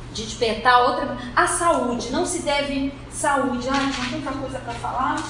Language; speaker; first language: Portuguese; native; Portuguese